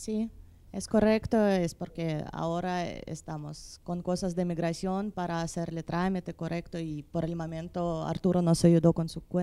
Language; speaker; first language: Spanish; non-native, fluent; Russian